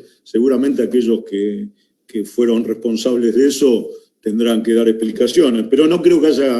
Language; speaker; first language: Spanish; native; Spanish